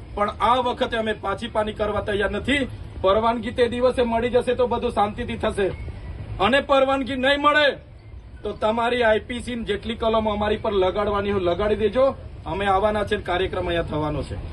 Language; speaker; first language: Gujarati; non-native, local second language; Vasavi